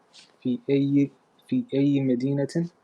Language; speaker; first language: Arabic; non-native, learner; English